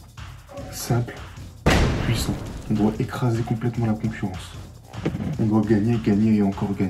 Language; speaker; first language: French; native; French